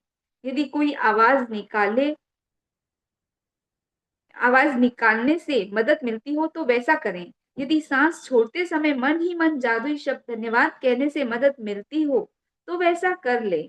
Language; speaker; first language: Hindi; native; Hindi